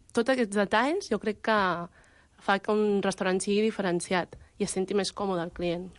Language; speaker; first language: Catalan; early bilingual, other home language; Vietnamese